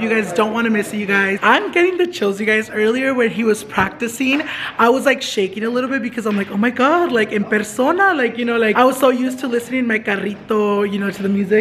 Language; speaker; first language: English; early bilingual, other home language; Spanish